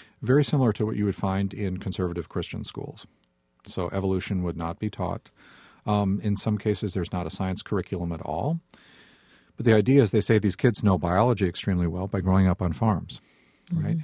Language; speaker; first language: English; native; English